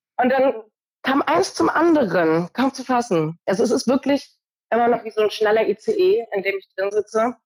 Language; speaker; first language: German; early bilingual, other home language; Portuguese